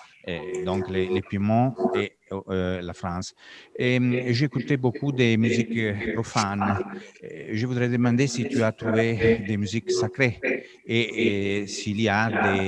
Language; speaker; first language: French; non-native, fluent; Italian